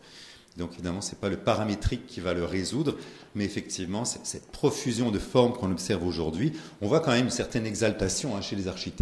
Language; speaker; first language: French; native; French